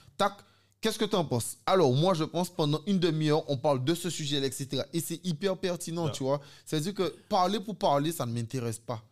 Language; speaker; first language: French; native; French